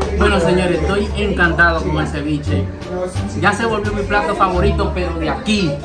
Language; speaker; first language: Spanish; native; Spanish